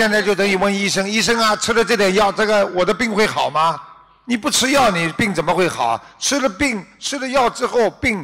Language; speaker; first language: Chinese; native; Chinese